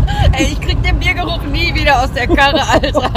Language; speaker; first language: German; native; German